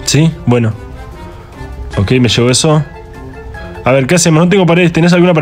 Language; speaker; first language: Spanish; native; Spanish